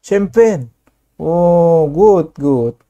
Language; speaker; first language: English; non-native, learner; Indonesian